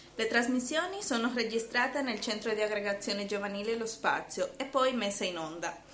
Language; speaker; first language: Italian; non-native, fluent; Spanish